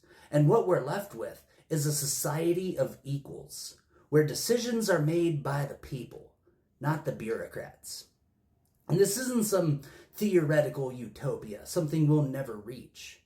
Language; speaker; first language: English; native; English